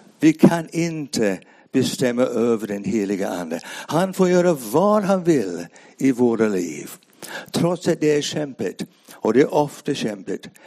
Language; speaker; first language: Swedish; non-native, fluent; English